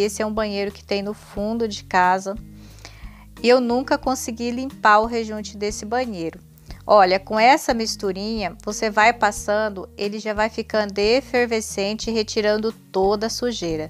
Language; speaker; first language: Portuguese; native; Portuguese